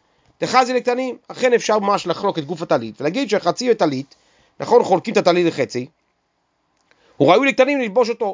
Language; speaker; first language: Hebrew; native; Hebrew